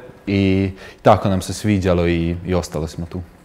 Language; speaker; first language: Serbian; non-native, local second language; Hungarian